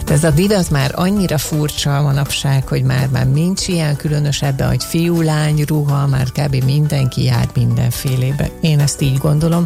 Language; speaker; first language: Hungarian; native; Hungarian